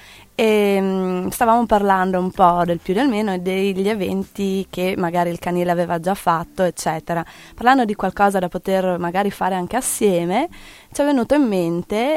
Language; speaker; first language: Italian; native; Italian